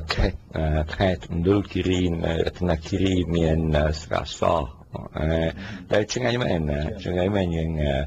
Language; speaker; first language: Khmer; non-native, fluent; French